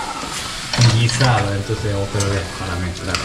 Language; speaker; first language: Spanish; non-native, learner; Japanese